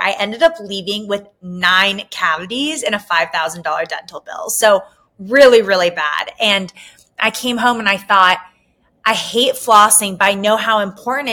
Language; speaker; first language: English; native; English